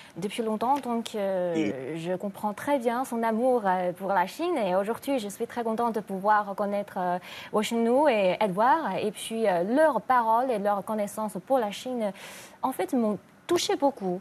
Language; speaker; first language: French; non-native, fluent; Chinese